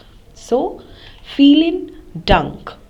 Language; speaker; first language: German; non-native, fluent; Hindi